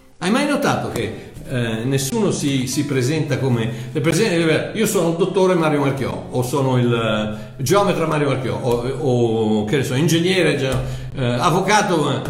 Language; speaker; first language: Italian; native; Italian